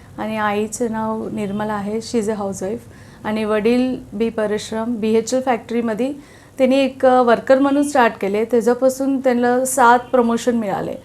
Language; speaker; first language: Marathi; non-native, local second language; Telugu